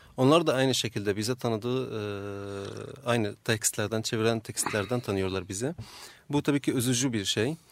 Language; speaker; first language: Turkish; non-native, fluent; Arabic